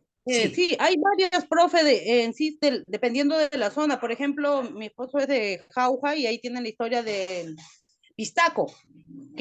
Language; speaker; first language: Spanish; native; Spanish